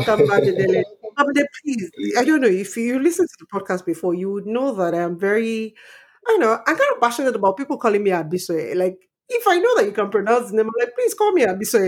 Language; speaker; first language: English; non-native, local second language; Yoruba